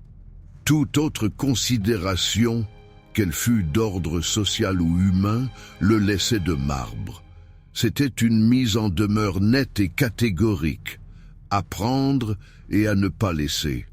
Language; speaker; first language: French; native; French